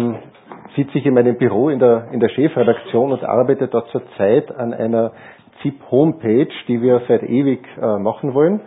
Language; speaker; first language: German; native; German